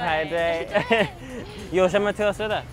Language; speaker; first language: Chinese; non-native, learner; English